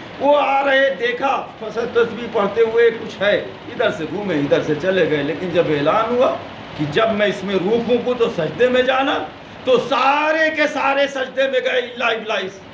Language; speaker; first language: Urdu; native; Urdu